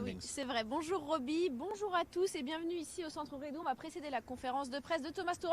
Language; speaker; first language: French; native; French